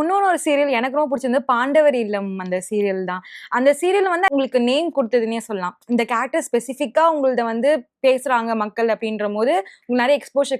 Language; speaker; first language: Tamil; native; Tamil